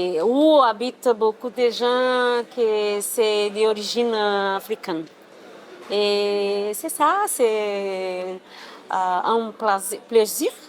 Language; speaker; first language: French; non-native, learner; Portuguese